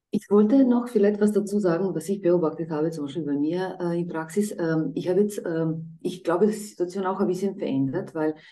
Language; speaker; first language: German; non-native, fluent; Croatian